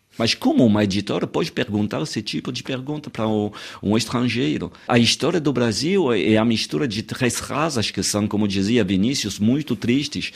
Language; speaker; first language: Portuguese; non-native, fluent; French